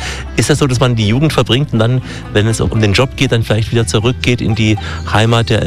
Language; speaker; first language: German; native; German